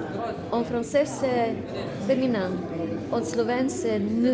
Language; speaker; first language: French; non-native, fluent; Slovenian